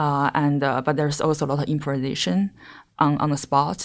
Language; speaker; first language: English; non-native, fluent; Chinese